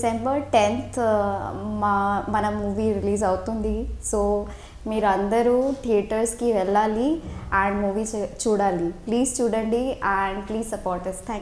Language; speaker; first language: Telugu; non-native, learner; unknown